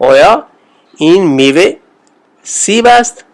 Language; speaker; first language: Persian; non-native, fluent; Urdu